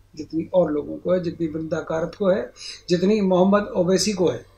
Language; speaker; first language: Hindi; native; Hindi